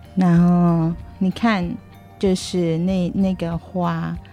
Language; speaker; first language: Chinese; non-native, fluent; Filipino